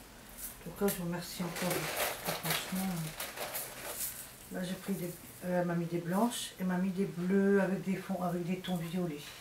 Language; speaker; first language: French; native; French